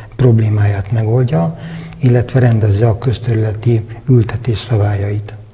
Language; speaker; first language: Hungarian; native; Hungarian